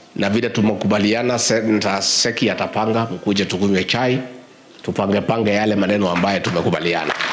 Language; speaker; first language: Swahili; non-native, local second language; Kikuyu